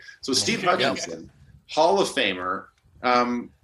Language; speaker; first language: English; native; English